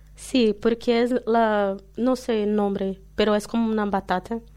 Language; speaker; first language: Spanish; non-native, learner; Portuguese